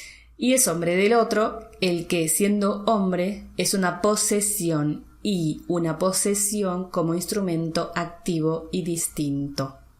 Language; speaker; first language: Spanish; native; Spanish